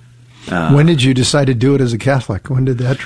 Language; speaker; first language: English; native; English